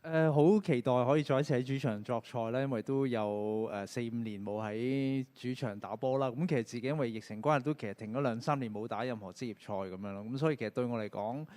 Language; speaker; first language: Cantonese; native; Cantonese